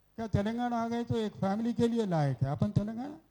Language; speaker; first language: Hindi; non-native, local second language; Telugu